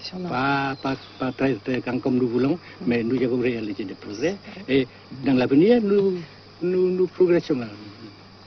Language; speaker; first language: French; non-native, local second language; Vietnamese